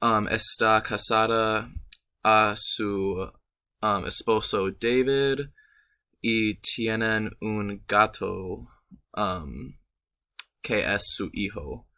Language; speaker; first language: Spanish; non-native, learner; English